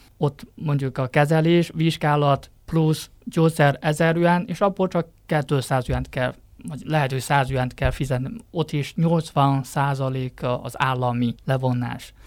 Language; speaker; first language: Hungarian; non-native, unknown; Chinese